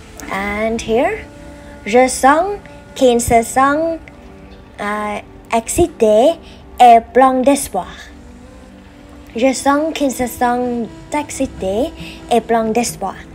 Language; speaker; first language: French; non-native, learner; Vietnamese